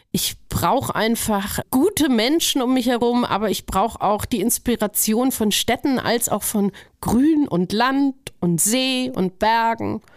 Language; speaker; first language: German; native; German